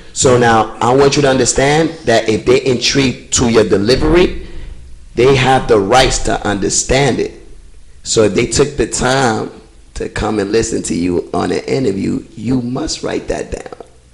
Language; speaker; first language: English; early bilingual, other home language; Spanish